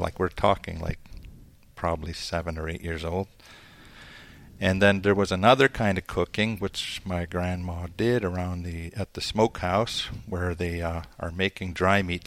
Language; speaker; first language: English; non-native, fluent; Cree